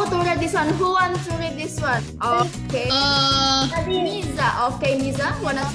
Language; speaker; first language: English; non-native, local second language; Indonesian